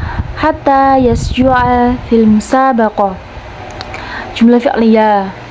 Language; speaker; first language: Arabic; non-native, learner; Indonesian